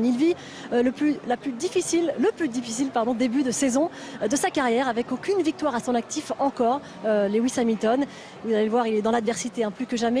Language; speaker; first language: French; native; French